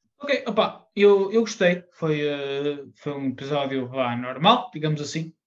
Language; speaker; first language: Portuguese; native; Portuguese